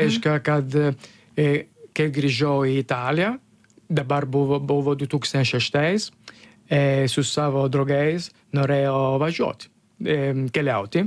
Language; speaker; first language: Lithuanian; non-native, learner; Italian